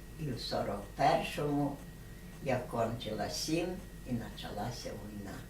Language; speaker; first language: Ukrainian; native; Ukrainian